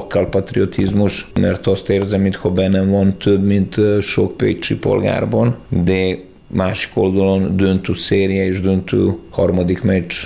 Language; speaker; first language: Hungarian; non-native, learner; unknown